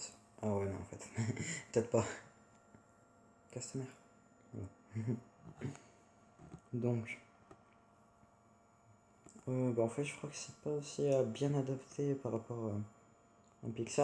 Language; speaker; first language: French; native; French